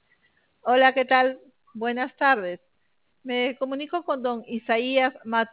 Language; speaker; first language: Spanish; native; Spanish